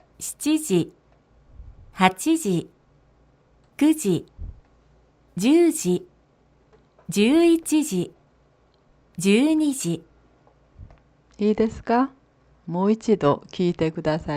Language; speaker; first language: Japanese; non-native, fluent; Korean